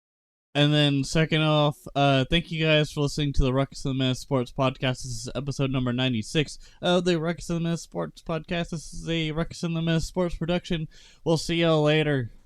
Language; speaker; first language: English; native; English